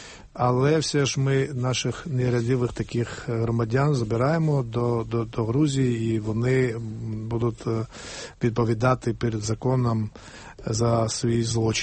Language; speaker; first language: Ukrainian; non-native, fluent; Georgian